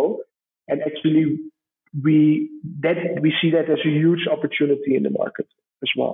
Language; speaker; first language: English; non-native, fluent; Dutch